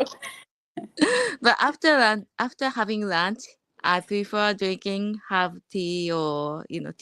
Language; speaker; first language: English; non-native, learner; Japanese